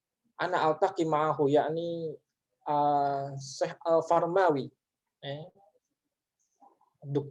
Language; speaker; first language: Arabic; non-native, fluent; Indonesian